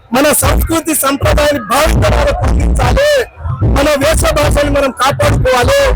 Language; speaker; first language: Telugu; non-native, local second language; Lambadi